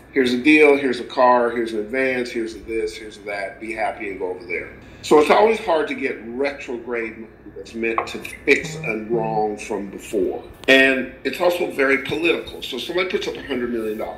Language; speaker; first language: English; native; English